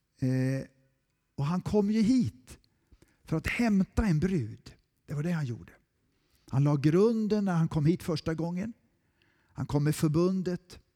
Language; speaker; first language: Swedish; native; Swedish